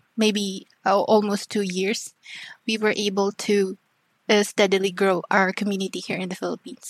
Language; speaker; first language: English; non-native, local second language; Filipino